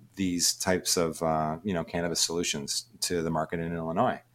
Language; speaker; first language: English; native; English